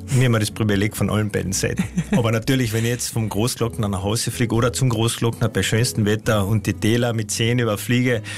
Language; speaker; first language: German; native; German